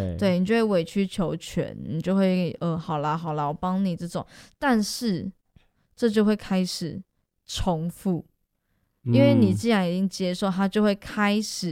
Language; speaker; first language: Chinese; native; Chinese